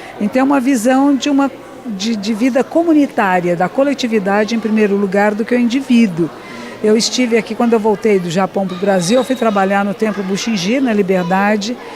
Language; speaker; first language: Portuguese; native; Portuguese